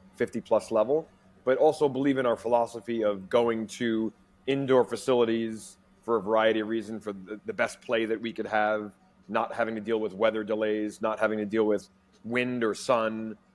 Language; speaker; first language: English; native; English